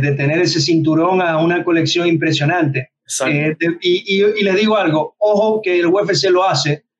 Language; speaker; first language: Spanish; native; Spanish